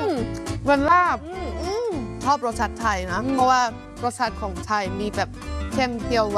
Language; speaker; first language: Thai; non-native, fluent; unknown